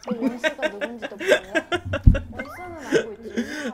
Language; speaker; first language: Korean; native; Korean